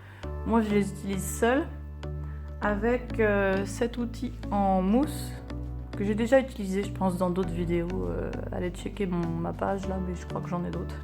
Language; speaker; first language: French; native; French